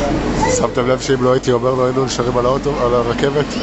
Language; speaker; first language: Hebrew; native; Hebrew